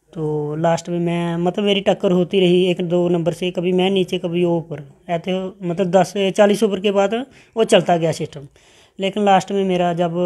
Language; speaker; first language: Hindi; native; Hindi